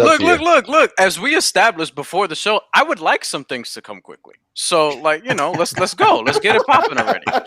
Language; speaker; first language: English; native; English